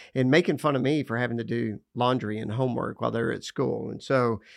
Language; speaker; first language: English; native; English